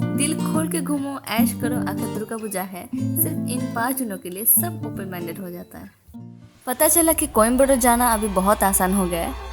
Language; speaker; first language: Hindi; non-native, local second language; Bangla